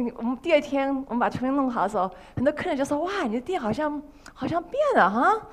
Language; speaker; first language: Chinese; early bilingual, heritage; Chinese